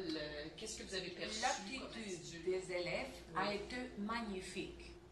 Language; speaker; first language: French; non-native, learner; Spanish